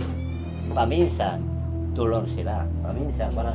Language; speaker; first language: Filipino; non-native, learner; Spanish